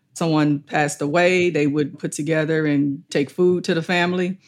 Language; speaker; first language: English; native; English